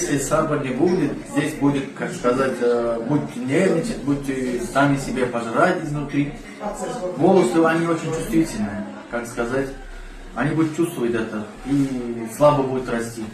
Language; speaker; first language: Russian; non-native, learner; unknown